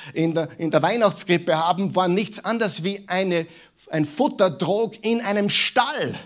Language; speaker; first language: German; native; German